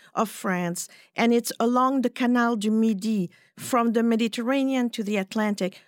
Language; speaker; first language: English; non-native, fluent; French